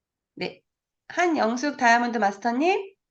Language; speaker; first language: Korean; native; Korean